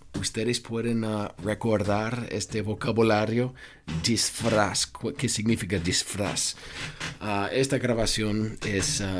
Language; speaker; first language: Spanish; non-native, fluent; English